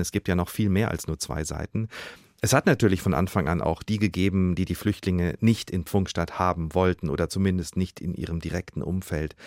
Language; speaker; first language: German; native; German